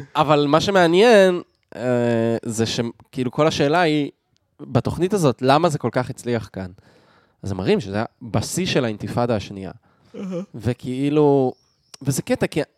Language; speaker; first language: Hebrew; native; Hebrew